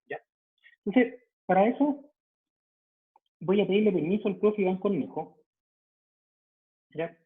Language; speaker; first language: Spanish; native; Spanish